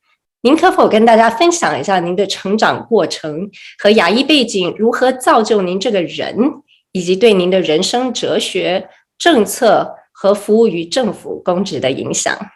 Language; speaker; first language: Chinese; native; Chinese